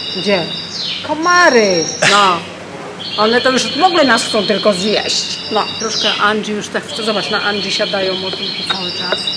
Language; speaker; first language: Polish; native; Polish